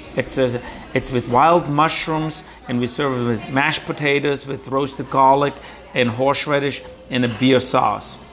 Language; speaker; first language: English; non-native, fluent; German